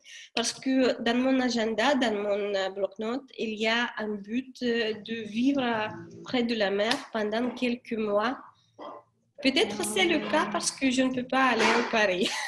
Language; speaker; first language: French; non-native, learner; Russian